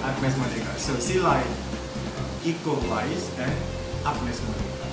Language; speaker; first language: English; non-native, learner; Indonesian